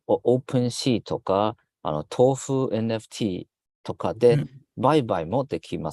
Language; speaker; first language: Japanese; non-native, fluent; Chinese